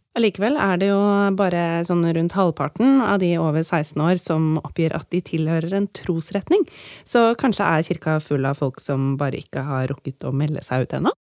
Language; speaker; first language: Norwegian; native; Norwegian